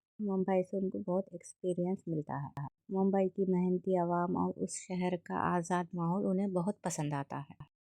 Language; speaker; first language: Urdu; native; Urdu